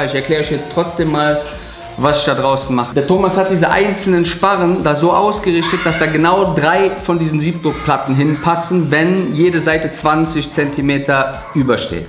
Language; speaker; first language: German; native; German